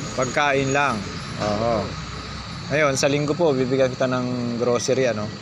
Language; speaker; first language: Filipino; native; Filipino